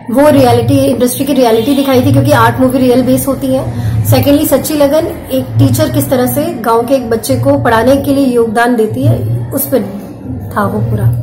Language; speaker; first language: Hindi; native; Hindi